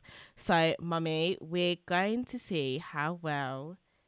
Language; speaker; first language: English; native; English